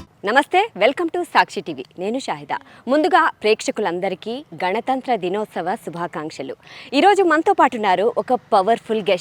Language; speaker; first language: Telugu; native; Telugu